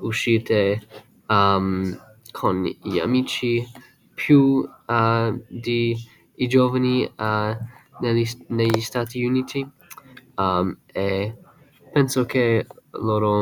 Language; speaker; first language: Italian; non-native, learner; English